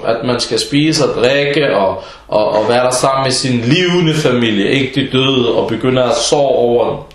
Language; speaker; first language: Danish; early bilingual, other home language; Arabic